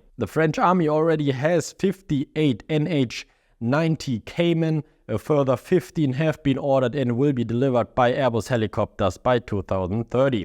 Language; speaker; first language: English; non-native, fluent; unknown